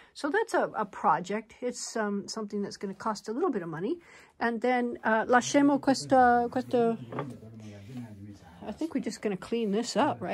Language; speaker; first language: English; native; English